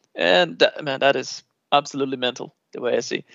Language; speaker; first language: English; non-native, fluent; Portuguese